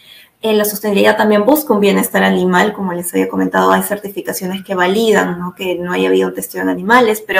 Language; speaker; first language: Spanish; native; Spanish